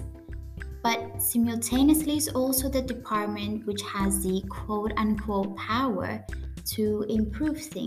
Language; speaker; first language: English; non-native, fluent; Greek